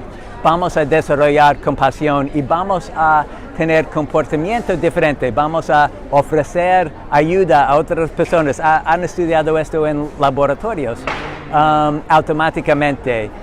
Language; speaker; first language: Spanish; non-native, learner; English